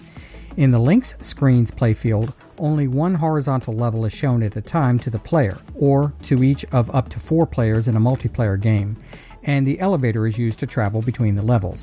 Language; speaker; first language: English; native; English